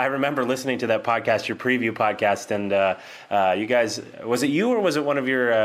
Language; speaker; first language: English; native; English